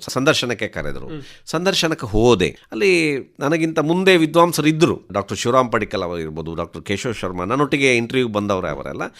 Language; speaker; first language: Kannada; non-native, local second language; Tulu